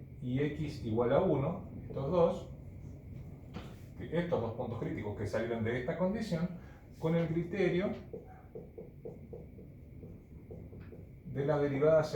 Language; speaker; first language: Spanish; native; Spanish